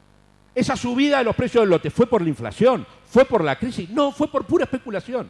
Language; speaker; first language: Spanish; native; Spanish